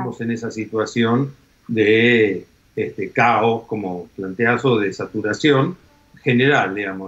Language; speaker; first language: Spanish; native; Spanish